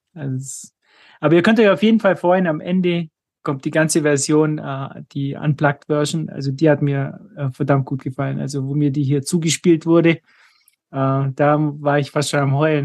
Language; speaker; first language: German; native; German